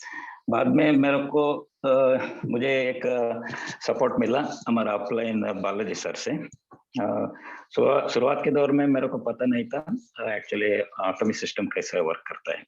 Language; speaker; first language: Hindi; non-native, local second language; Kannada